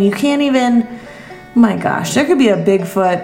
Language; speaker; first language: English; native; English